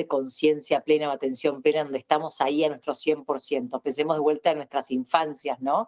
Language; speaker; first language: Spanish; native; Spanish